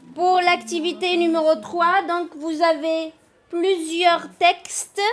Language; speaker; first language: French; non-native, local second language; Kabyle